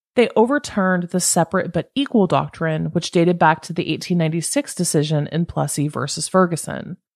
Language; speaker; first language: English; native; English